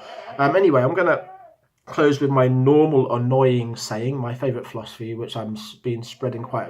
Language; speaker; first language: English; native; English